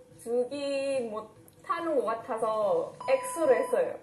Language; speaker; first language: Korean; non-native, fluent; Indonesian